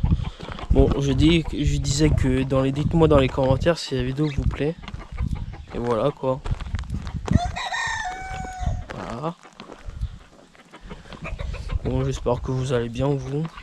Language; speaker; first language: French; native; French